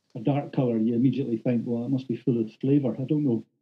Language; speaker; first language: English; native; English